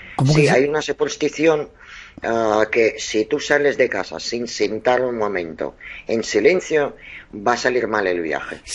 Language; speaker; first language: Spanish; non-native, fluent; Russian